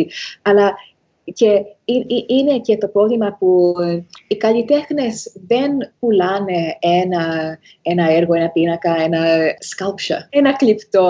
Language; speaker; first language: Greek; early bilingual, heritage; Greek